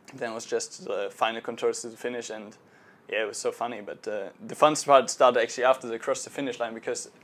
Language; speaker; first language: English; non-native, fluent; German